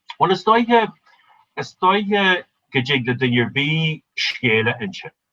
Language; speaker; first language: Irish; native; Irish